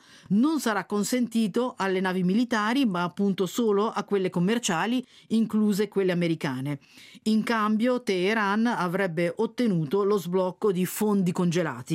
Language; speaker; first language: Italian; native; Italian